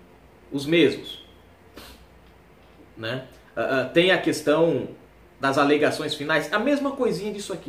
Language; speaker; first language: Portuguese; native; Portuguese